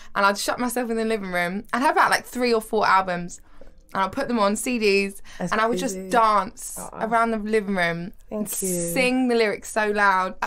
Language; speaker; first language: English; native; English